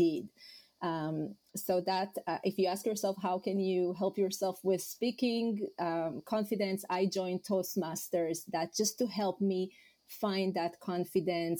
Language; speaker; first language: English; non-native, fluent; Hebrew